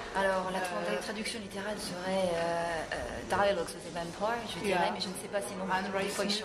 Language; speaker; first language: French; native; French